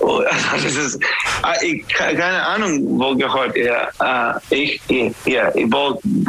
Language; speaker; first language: German; non-native, learner; English